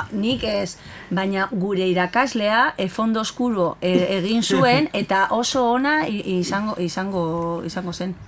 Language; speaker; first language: Basque; non-native, local second language; Spanish